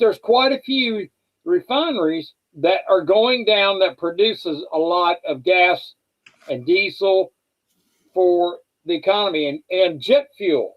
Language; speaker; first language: English; native; English